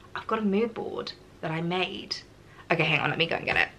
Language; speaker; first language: English; native; English